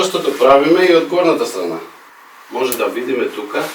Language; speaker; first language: Bulgarian; non-native, fluent; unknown